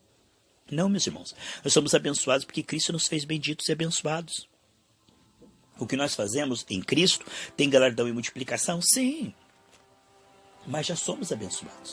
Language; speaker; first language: Portuguese; native; Portuguese